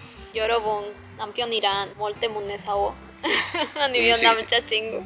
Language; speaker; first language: Korean; non-native, learner; Spanish